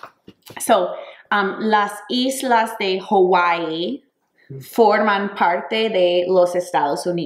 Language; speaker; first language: Spanish; non-native, fluent; English